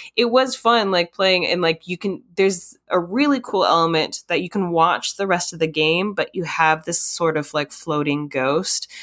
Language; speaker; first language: English; native; English